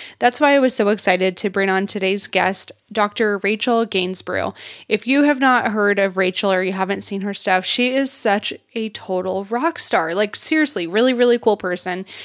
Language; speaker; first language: English; native; English